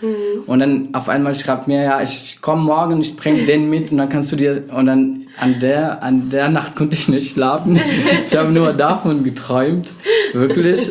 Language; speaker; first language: German; non-native, fluent; Arabic